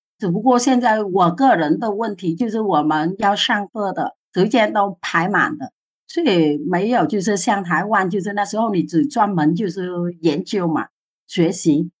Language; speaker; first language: Chinese; non-native, fluent; Vietnamese